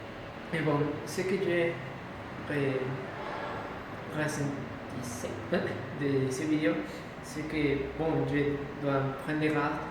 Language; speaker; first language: French; non-native, learner; Spanish